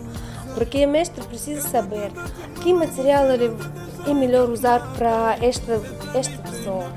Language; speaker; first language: Portuguese; non-native, learner; Russian